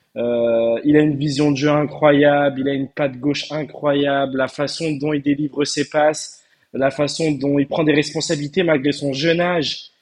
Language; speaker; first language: French; early bilingual, other home language; Turkish